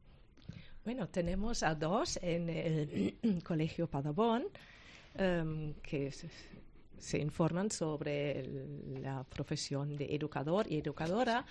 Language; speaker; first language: Spanish; non-native, fluent; German